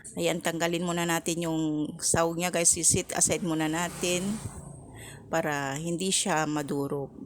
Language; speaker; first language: Filipino; non-native, local second language; Iloko